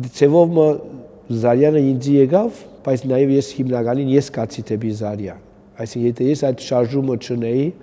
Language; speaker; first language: Armenian; early bilingual, heritage; Armenian